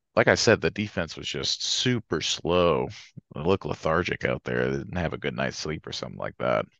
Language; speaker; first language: English; native; English